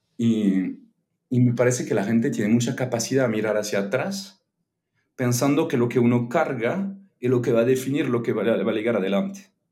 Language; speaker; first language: Spanish; non-native, fluent; French